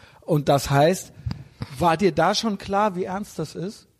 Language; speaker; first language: German; native; German